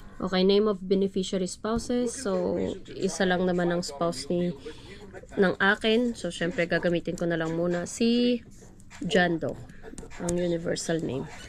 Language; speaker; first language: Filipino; native; Filipino